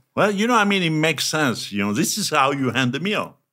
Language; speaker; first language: English; non-native, fluent; French